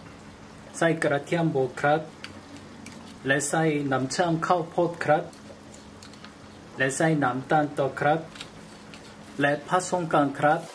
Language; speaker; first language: Thai; non-native, learner; Korean